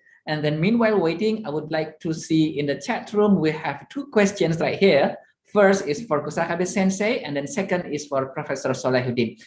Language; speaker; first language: English; non-native, fluent; Indonesian